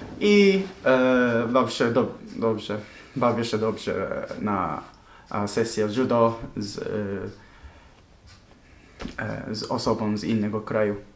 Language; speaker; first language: Polish; non-native, learner; Japanese